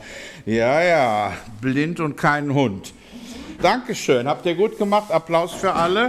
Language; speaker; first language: German; native; German